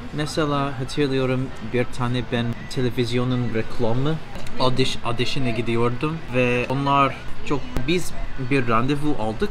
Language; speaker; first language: Turkish; non-native, learner; English